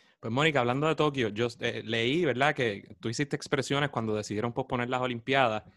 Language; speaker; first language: Spanish; native; Spanish